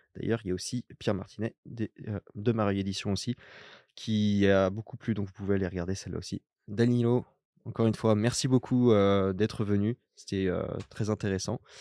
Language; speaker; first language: French; native; French